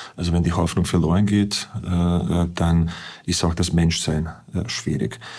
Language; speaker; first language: German; non-native, fluent; Bosnian